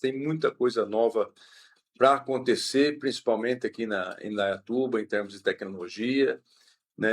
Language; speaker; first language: Portuguese; native; Portuguese